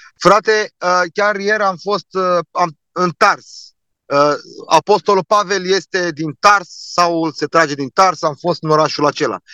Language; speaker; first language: Romanian; non-native, local second language; Turkish